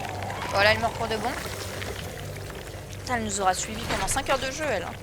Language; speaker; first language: French; native; French